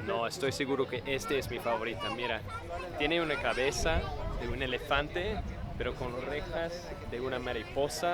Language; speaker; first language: Spanish; non-native, fluent; English